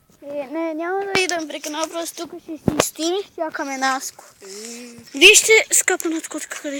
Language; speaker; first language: Bulgarian; native; Bulgarian